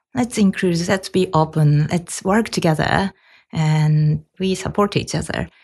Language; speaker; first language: English; non-native, fluent; Japanese